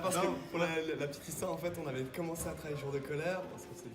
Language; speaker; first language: French; native; French